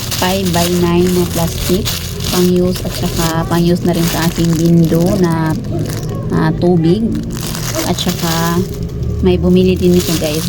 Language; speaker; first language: Filipino; non-native, local second language; Cebuano